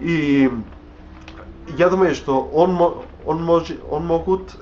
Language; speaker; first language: Russian; non-native, learner; Spanish